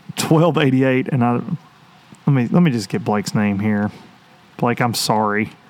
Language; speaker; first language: English; native; English